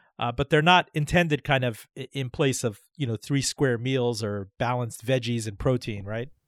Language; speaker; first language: English; early bilingual, other home language; Persian